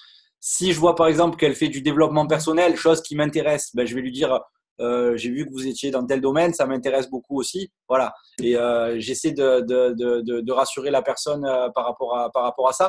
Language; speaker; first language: French; native; French